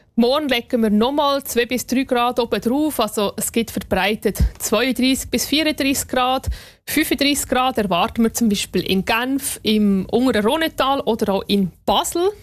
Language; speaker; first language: German; native; German